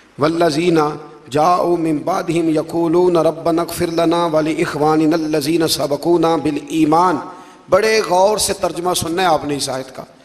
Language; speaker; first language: Urdu; non-native, local second language; Punjabi